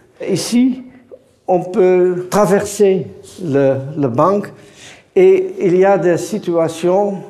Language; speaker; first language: French; non-native, fluent; Dutch